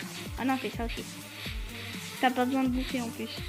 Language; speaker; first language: French; native; French